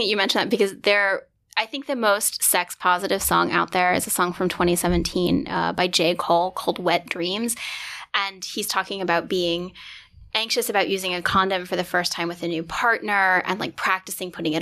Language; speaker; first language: English; native; English